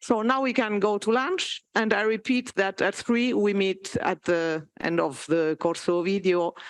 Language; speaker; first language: English; non-native, fluent; Italian